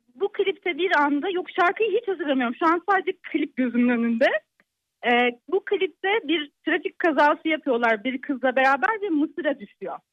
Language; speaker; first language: Turkish; native; Turkish